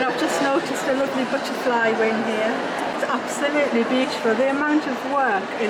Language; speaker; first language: English; native; English